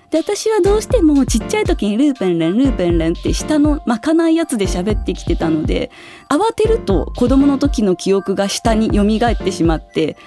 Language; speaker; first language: Japanese; early bilingual, other home language; Chinese